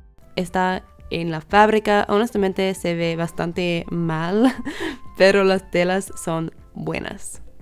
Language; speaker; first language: Spanish; non-native, learner; English